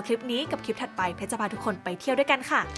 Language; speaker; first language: Thai; native; Thai